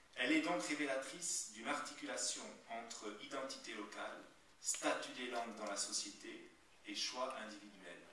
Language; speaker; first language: French; native; French